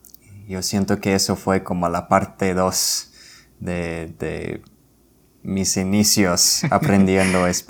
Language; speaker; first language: Spanish; non-native, fluent; English